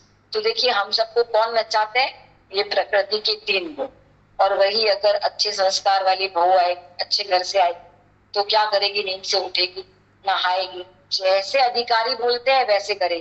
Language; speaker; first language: Hindi; native; Hindi